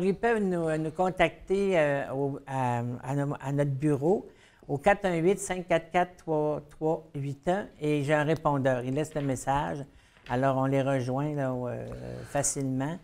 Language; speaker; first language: French; native; French